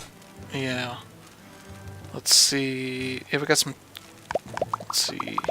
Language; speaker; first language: English; native; English